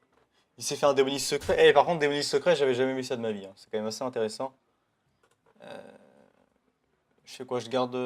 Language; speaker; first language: French; native; French